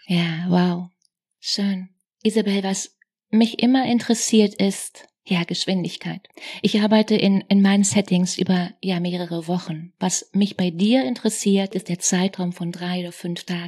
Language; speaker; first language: German; native; German